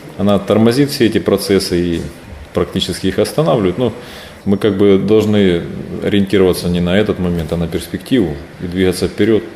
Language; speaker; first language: Russian; native; Russian